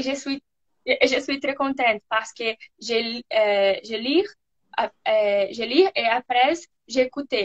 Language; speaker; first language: French; non-native, learner; Portuguese